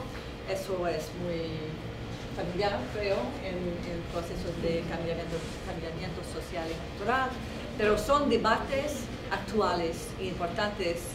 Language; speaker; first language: Spanish; non-native, fluent; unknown